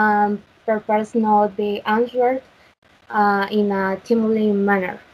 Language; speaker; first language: English; non-native, learner; Spanish